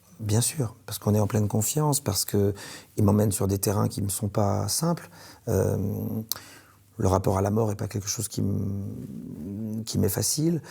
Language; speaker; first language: French; native; French